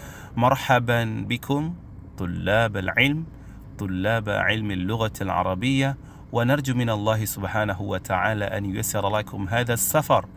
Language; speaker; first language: Arabic; non-native, fluent; Indonesian